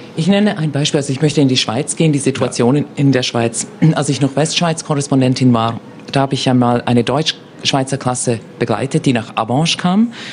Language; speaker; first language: German; native; German